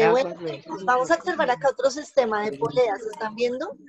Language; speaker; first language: Spanish; native; Spanish